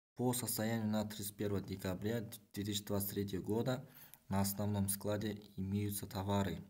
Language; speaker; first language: Russian; non-native, local second language; Kazakh